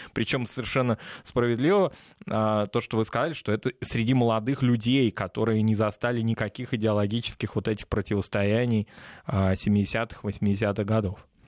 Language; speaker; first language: Russian; native; Russian